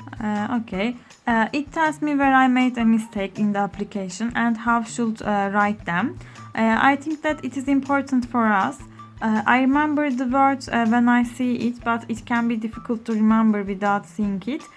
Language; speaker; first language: English; non-native, learner; Turkish